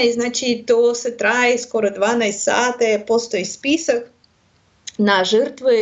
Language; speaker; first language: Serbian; non-native, learner; Russian